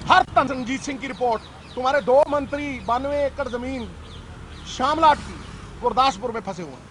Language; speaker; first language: Hindi; non-native, local second language; Punjabi